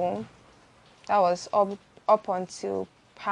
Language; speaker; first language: English; non-native, local second language; Igbo